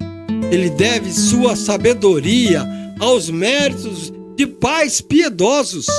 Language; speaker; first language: Portuguese; native; Portuguese